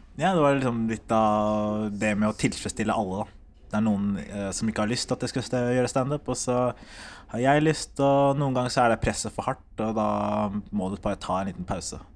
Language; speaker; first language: Norwegian; early bilingual, other home language; Somali